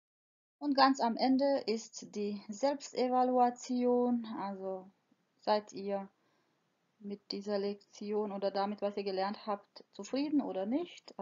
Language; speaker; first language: German; non-native, fluent; Croatian